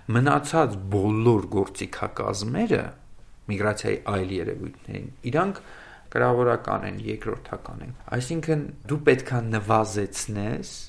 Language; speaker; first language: Armenian; native; Armenian